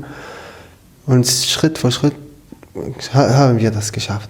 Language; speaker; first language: German; non-native, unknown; Arabic